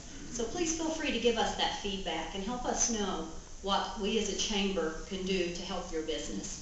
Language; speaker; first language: English; native; English